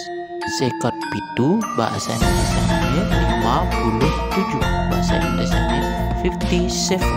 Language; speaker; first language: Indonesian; non-native, local second language; Balinese